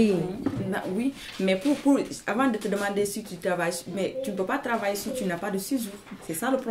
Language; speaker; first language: French; non-native, fluent; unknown